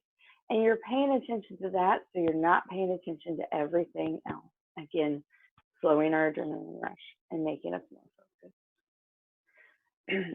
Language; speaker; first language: English; native; English